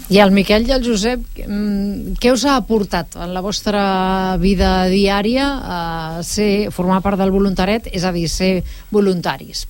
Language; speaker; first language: Catalan; native; Catalan